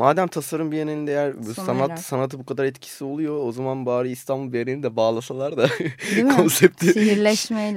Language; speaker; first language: Turkish; native; Turkish